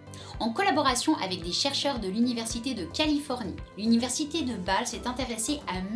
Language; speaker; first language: French; native; French